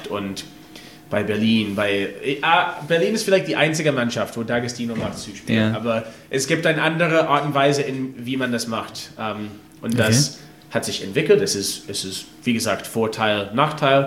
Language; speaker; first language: German; non-native, fluent; English